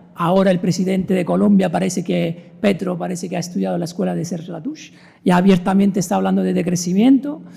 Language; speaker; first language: Spanish; non-native, fluent; Italian